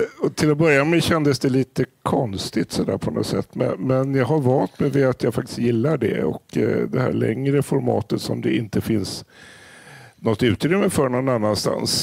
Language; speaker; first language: Swedish; native; Swedish